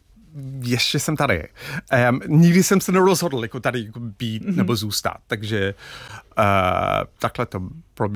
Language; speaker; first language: Czech; non-native, fluent; English